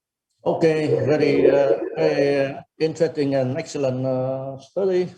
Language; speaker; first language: English; non-native, fluent; Vietnamese